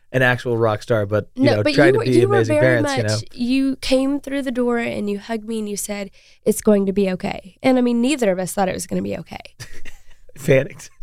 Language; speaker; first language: English; native; English